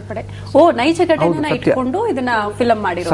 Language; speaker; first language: Kannada; native; Kannada